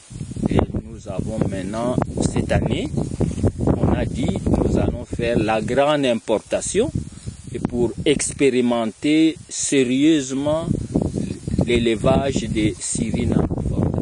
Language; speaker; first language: French; non-native, local second language; Kongo